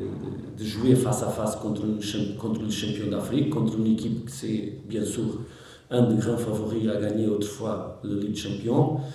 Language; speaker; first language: French; non-native, learner; Portuguese